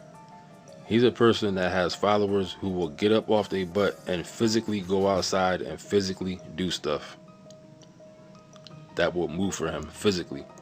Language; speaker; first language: English; native; English